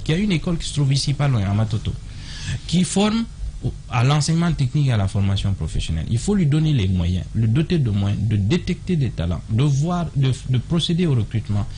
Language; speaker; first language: French; non-native, local second language; Fula